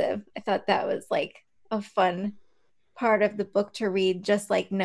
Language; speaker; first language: English; native; English